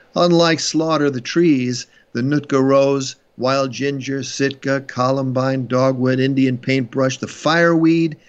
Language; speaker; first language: English; native; English